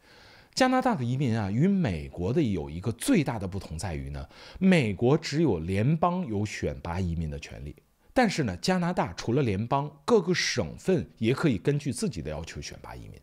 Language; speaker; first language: Chinese; native; Chinese